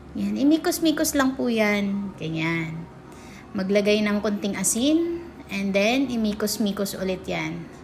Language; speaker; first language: Filipino; non-native, local second language; Cebuano